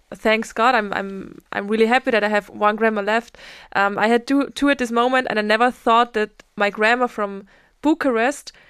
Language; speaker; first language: English; non-native, fluent; German